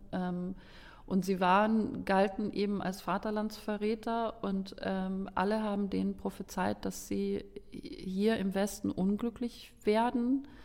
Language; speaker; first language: German; early bilingual, other home language; Lithuanian